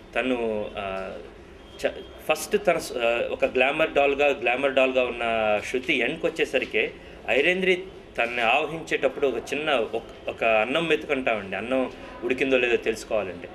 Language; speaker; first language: Telugu; native; Telugu